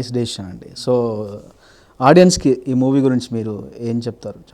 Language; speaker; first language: Telugu; native; Telugu